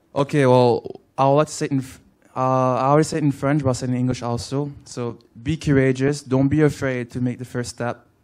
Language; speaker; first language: French; non-native, learner; English